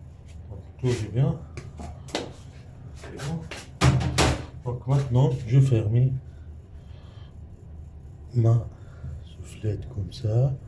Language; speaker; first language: French; non-native, learner; Arabic